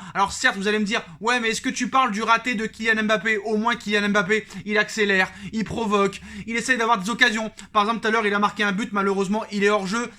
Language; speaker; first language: French; native; French